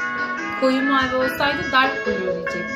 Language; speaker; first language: Turkish; native; Turkish